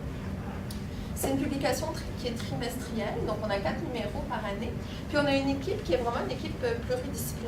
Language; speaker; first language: French; native; French